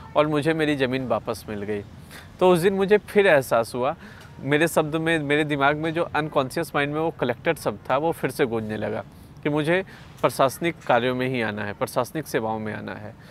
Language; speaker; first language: Hindi; native; Hindi